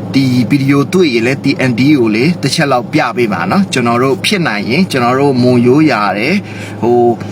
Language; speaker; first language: Burmese; non-native, local second language; Mon